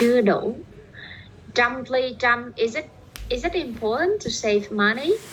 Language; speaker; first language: English; non-native, fluent; Vietnamese